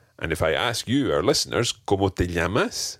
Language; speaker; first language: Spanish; non-native, fluent; English